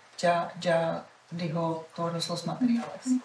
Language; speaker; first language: Spanish; non-native, fluent; Czech